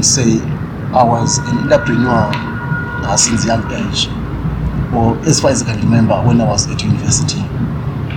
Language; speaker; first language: English; non-native, local second language; Shona